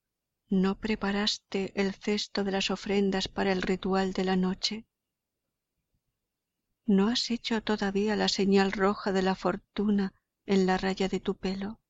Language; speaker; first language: Spanish; native; Spanish